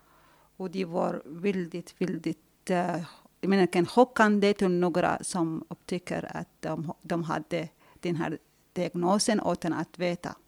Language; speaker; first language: Swedish; non-native, fluent; Arabic